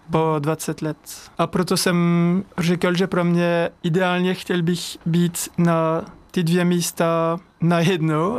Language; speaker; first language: Czech; non-native, learner; French